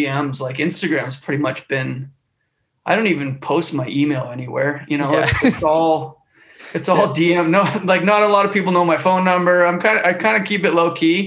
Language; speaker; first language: English; native; English